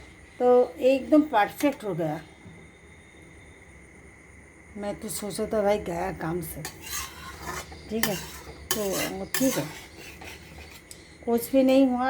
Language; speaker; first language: Hindi; non-native, local second language; Bangla